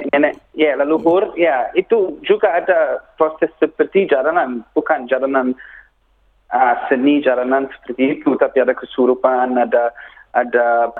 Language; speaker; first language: Indonesian; non-native, learner; English